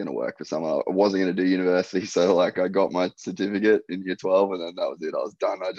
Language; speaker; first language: English; native; English